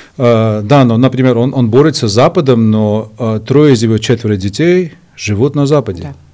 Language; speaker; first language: Russian; non-native, local second language; Georgian